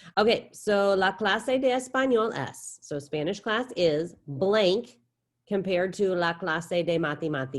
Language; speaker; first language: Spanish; non-native, fluent; English